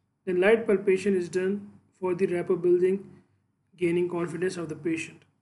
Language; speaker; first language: English; non-native, local second language; Urdu